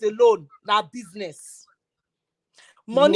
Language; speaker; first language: Nigerian Pidgin; non-native, local second language; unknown